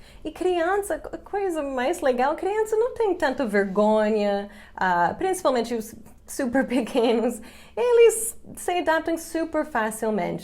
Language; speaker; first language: Portuguese; non-native, fluent; English